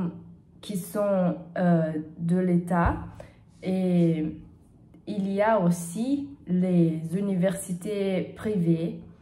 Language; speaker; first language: French; non-native, learner; Portuguese